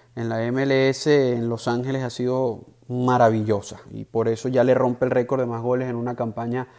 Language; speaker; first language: Spanish; native; Spanish